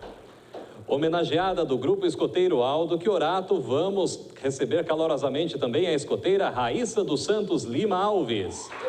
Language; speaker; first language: Portuguese; native; Portuguese